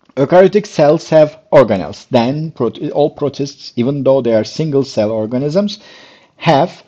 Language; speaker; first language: English; non-native, fluent; Turkish